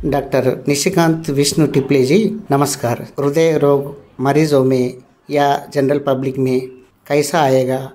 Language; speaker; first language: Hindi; non-native, local second language; Telugu